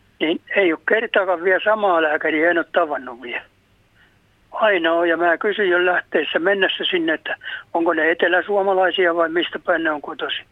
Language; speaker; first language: Finnish; native; Finnish